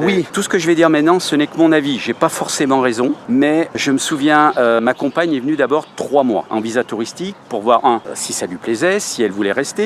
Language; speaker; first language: French; native; French